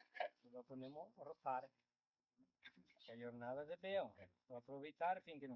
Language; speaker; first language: Italian; early bilingual, heritage; Venetian